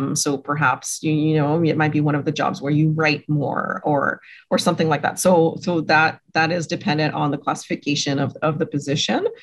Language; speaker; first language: English; non-native, fluent; French